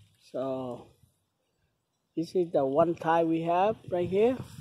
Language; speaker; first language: English; non-native, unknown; Vietnamese